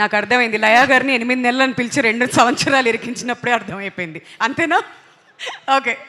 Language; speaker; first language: Telugu; native; Telugu